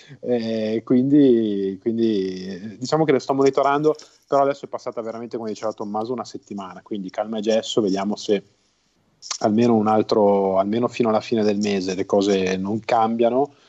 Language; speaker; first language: Italian; native; Italian